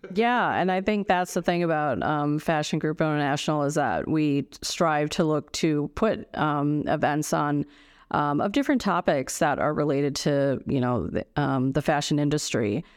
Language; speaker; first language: English; native; English